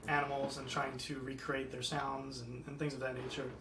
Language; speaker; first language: English; native; English